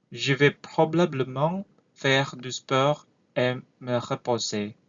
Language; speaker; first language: French; non-native, learner; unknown